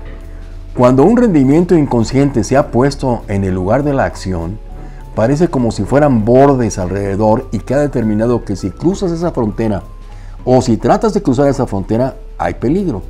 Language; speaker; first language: Spanish; native; Spanish